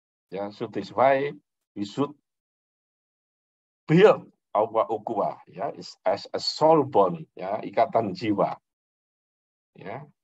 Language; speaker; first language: English; non-native, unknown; Indonesian